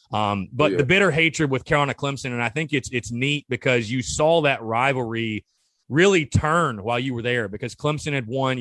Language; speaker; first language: English; native; English